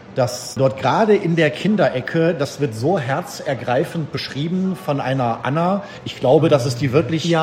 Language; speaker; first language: German; native; German